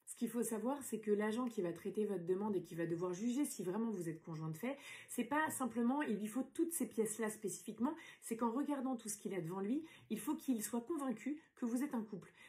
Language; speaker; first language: French; native; French